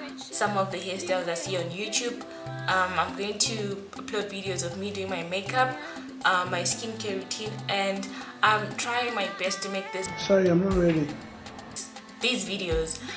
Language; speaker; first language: English; non-native, local second language; Shona